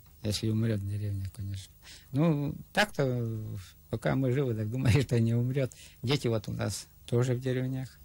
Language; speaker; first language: Russian; native; Russian